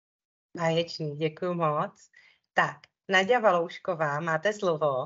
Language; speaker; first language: Czech; native; Czech